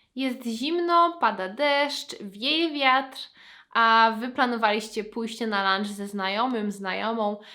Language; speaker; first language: Polish; native; Polish